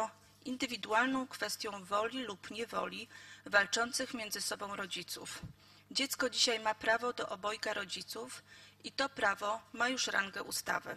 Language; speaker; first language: Polish; native; Polish